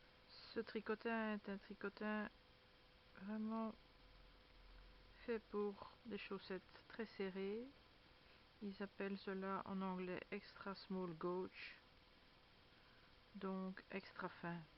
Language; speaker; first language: French; native; French